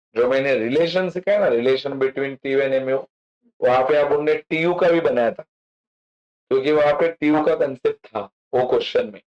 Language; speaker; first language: Hindi; non-native, local second language; Marathi